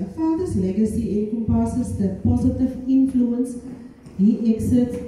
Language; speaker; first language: English; non-native, local second language; Afrikaans